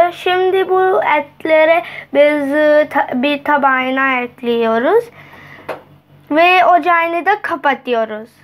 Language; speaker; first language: Turkish; non-native, fluent; Urdu